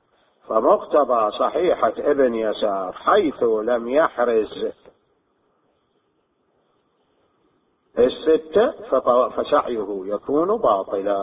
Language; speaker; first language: Arabic; native; Arabic